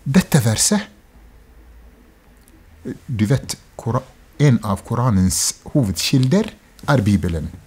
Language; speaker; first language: Norwegian; non-native, fluent; Arabic